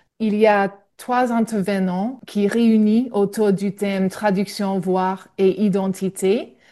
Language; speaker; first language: French; non-native, fluent; English